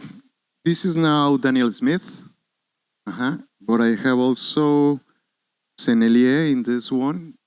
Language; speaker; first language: English; non-native, learner; Spanish